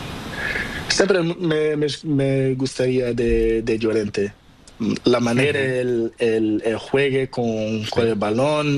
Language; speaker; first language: Spanish; non-native, learner; Portuguese